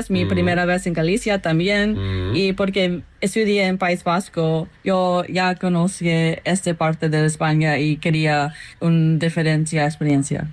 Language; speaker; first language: Spanish; non-native, learner; English